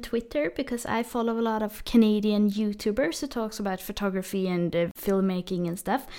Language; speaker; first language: English; non-native, fluent; Swedish